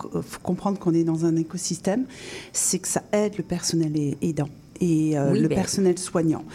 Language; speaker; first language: French; native; French